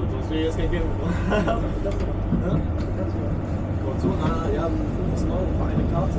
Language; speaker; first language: German; non-native, learner; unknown